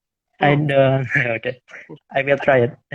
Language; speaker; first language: English; non-native, learner; Indonesian